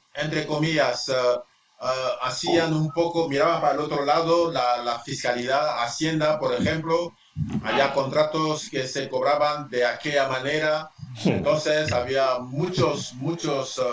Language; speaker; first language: Spanish; non-native, fluent; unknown